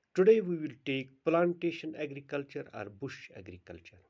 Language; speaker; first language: English; non-native, local second language; Urdu